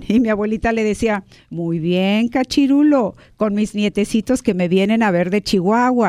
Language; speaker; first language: Spanish; native; Spanish